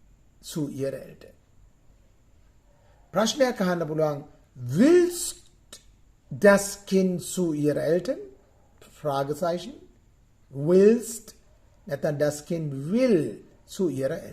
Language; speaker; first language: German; non-native, fluent; Sinhala